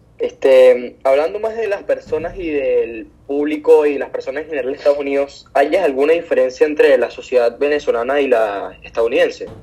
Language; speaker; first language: Spanish; native; Spanish